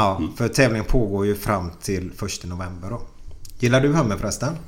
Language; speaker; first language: Swedish; native; Swedish